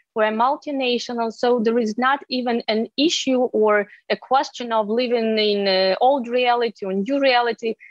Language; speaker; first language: English; non-native, fluent; Ukrainian